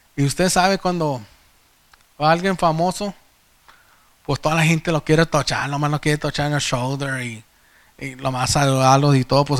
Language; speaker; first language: Spanish; early bilingual, heritage; Spanish